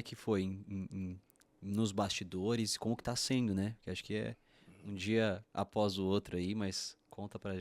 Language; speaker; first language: Portuguese; native; Portuguese